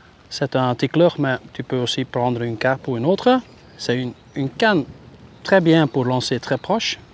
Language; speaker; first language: French; non-native, local second language; Dutch